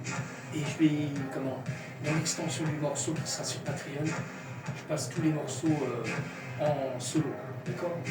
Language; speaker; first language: French; native; French